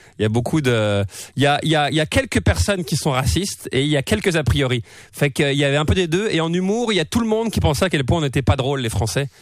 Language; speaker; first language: French; native; French